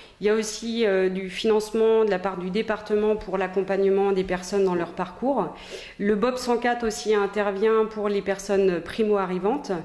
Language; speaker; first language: French; native; French